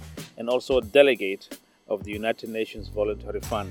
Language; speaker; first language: English; non-native, local second language; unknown